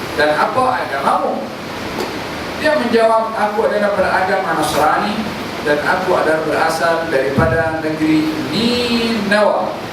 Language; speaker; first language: Malay; native; Malay